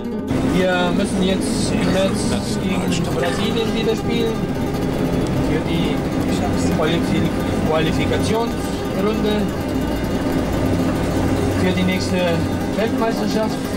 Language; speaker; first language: German; non-native, fluent; Spanish